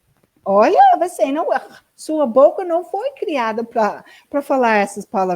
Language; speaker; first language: Portuguese; non-native, learner; English